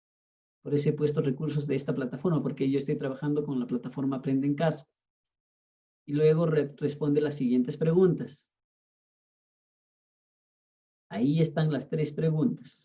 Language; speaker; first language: Spanish; native; Spanish